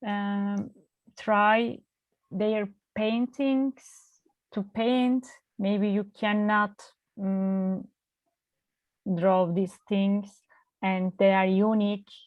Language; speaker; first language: English; non-native, learner; Turkish